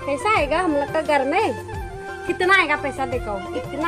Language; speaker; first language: Hindi; non-native, local second language; Chakma